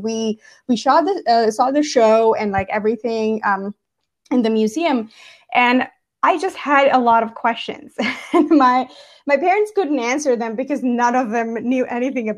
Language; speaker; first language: English; non-native, local second language; Gujarati